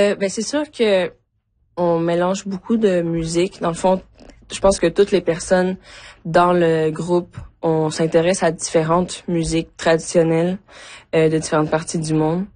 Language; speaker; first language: French; native; French